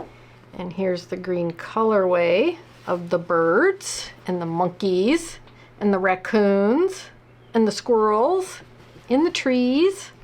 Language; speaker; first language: English; native; English